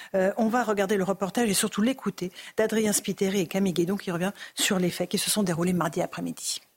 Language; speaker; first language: French; native; French